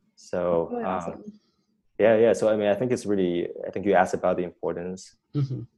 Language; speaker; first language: English; non-native, fluent; Chinese